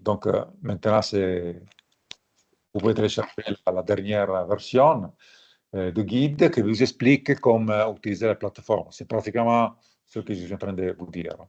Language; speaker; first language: French; non-native, fluent; Italian